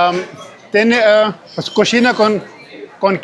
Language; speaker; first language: Spanish; non-native, learner; Hindi